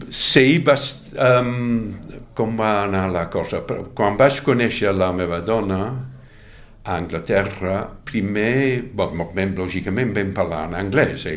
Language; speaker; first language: Catalan; non-native, fluent; English